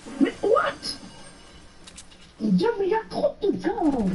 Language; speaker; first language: French; native; French